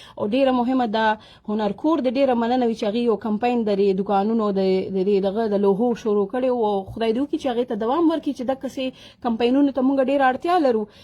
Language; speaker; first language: Pashto; native; Pashto